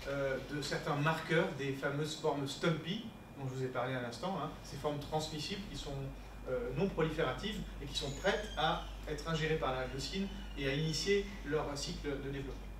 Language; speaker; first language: French; native; French